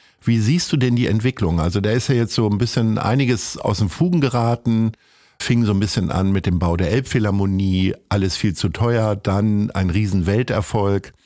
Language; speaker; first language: German; native; German